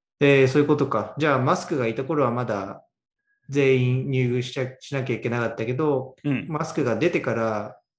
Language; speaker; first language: Japanese; native; Japanese